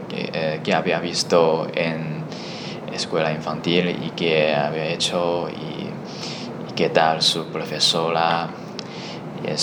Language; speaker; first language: Spanish; non-native, learner; Chinese